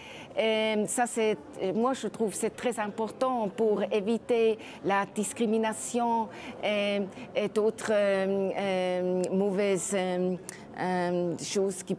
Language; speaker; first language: French; non-native, local second language; German